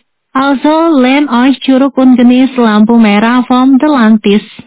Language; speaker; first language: German; non-native, fluent; Indonesian